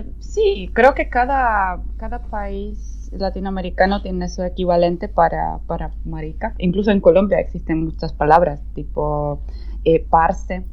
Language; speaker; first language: Spanish; non-native, fluent; Polish